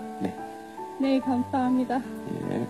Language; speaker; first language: Korean; non-native, learner; Chinese